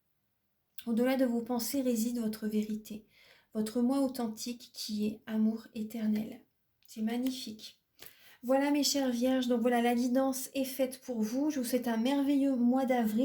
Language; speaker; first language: French; native; French